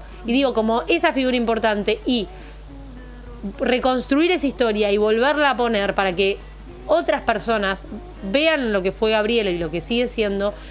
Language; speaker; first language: Spanish; native; Spanish